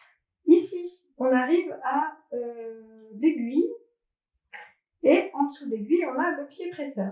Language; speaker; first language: French; native; French